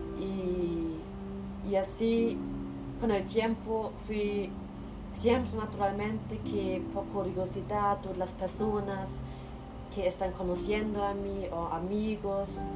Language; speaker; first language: Spanish; non-native, learner; German